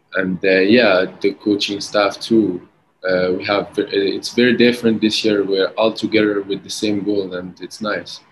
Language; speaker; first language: English; early bilingual, other home language; Arabic